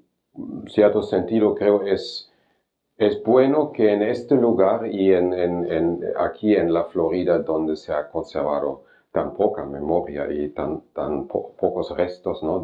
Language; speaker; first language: Spanish; non-native, fluent; German